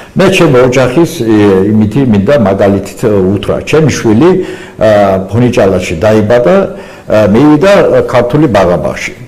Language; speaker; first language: Georgian; non-native, local second language; Azerbaijani